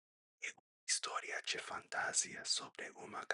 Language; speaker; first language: Portuguese; non-native, learner; English